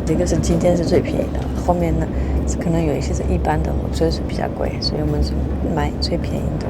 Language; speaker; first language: Chinese; non-native, fluent; French